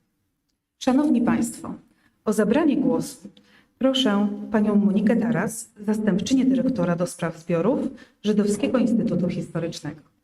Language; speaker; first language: Polish; native; Polish